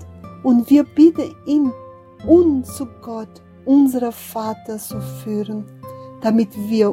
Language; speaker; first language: German; non-native, fluent; Portuguese